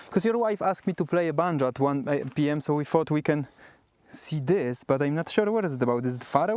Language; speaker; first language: English; non-native, fluent; Polish